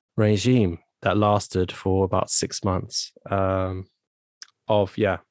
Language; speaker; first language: English; native; English